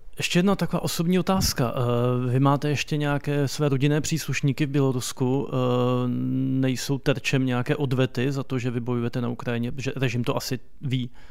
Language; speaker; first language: Czech; native; Czech